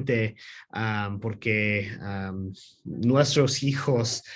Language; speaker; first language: Spanish; non-native, learner; English